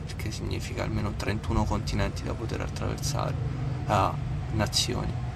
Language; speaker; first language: Italian; native; Italian